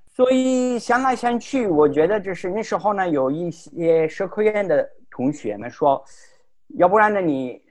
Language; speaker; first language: Chinese; non-native, fluent; Italian